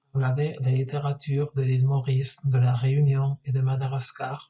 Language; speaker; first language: French; non-native, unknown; Spanish